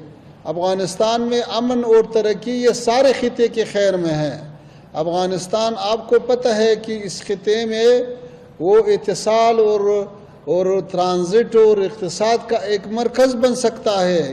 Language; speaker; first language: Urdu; non-native, fluent; Pashto